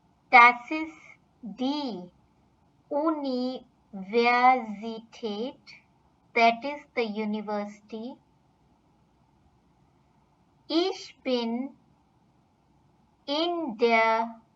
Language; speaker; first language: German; non-native, fluent; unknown